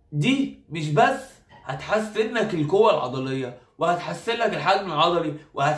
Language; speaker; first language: Arabic; native; Arabic